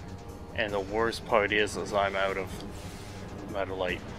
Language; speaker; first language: English; native; English